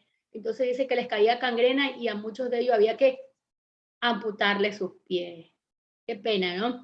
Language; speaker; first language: Spanish; native; Spanish